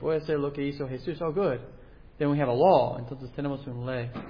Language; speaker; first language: Spanish; non-native, learner; English